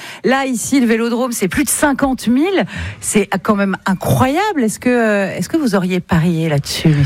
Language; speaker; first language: French; native; French